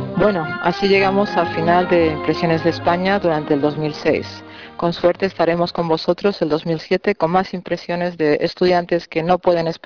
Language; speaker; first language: Spanish; native; Spanish